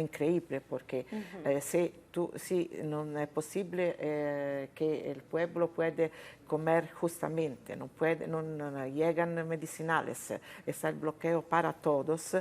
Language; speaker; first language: Spanish; non-native, fluent; Italian